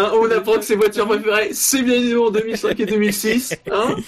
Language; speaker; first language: French; native; French